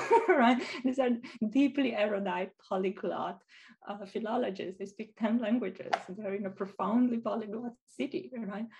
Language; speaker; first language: English; non-native, fluent; Romanian